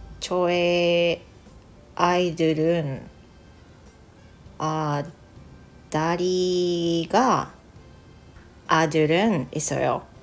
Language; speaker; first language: Korean; non-native, learner; Japanese